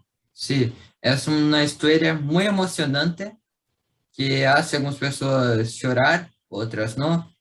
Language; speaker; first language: Spanish; non-native, learner; Portuguese